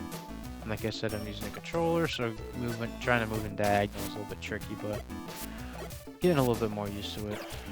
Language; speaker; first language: English; native; English